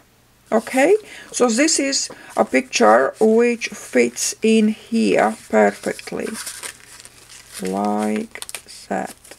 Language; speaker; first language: English; non-native, fluent; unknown